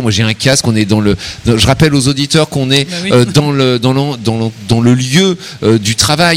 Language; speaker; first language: French; native; French